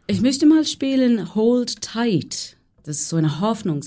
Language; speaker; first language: German; non-native, fluent; English